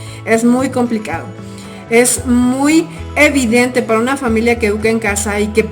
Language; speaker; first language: Spanish; native; Spanish